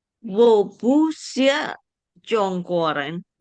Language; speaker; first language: Chinese; non-native, learner; Indonesian